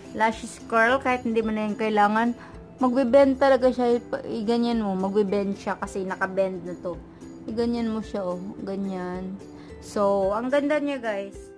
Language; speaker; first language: Filipino; non-native, local second language; Cebuano